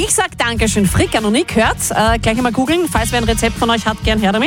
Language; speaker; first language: German; native; German